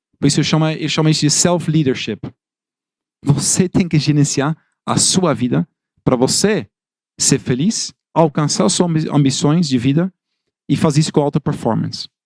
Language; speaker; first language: Portuguese; non-native, fluent; Dutch